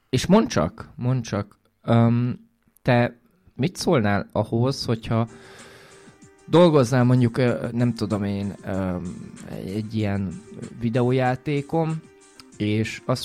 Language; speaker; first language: Hungarian; native; Hungarian